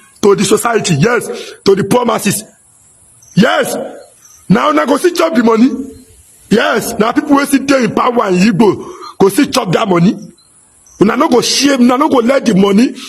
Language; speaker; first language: Nigerian Pidgin; non-native, local second language; Igbo